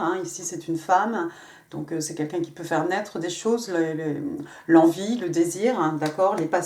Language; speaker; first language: French; native; French